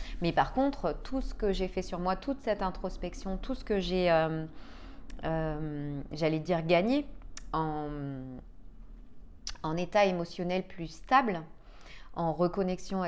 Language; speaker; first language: French; native; French